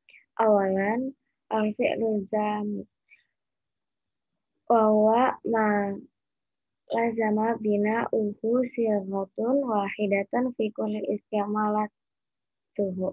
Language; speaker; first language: Arabic; non-native, learner; Indonesian